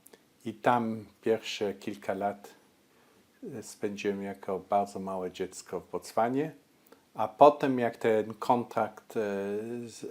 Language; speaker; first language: Polish; early bilingual, heritage; Polish